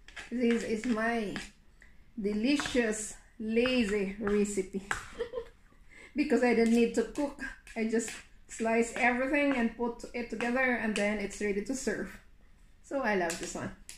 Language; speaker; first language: English; non-native, local second language; Cebuano